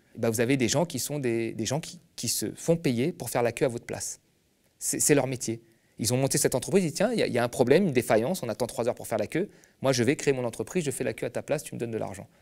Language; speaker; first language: French; native; French